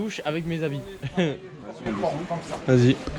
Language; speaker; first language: French; native; French